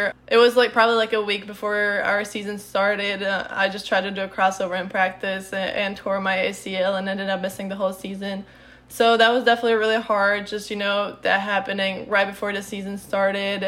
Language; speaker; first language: English; non-native, fluent; Czech